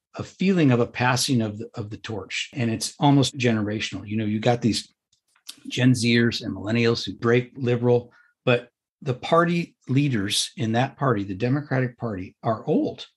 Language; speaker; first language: English; native; English